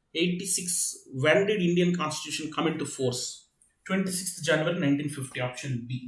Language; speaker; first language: English; non-native, local second language; Telugu